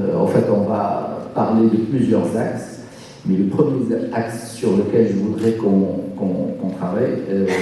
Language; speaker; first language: French; non-native, local second language; Arabic